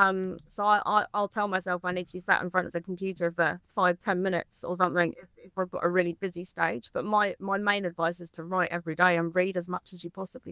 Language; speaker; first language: English; native; English